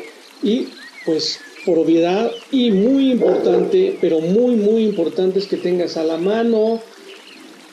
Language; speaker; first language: Spanish; native; Spanish